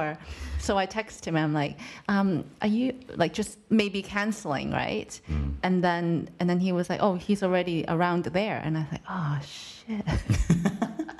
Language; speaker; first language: English; non-native, local second language; Cantonese